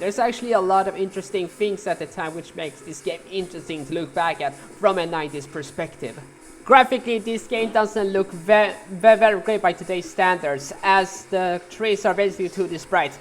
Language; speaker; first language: English; non-native, fluent; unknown